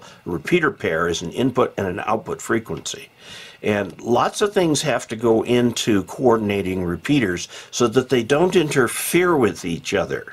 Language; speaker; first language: English; native; English